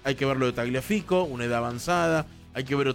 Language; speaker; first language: Spanish; native; Spanish